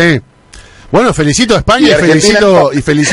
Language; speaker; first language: Spanish; native; Spanish